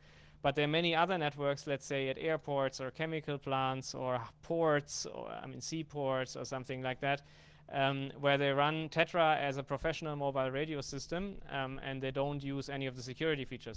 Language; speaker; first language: English; non-native, fluent; German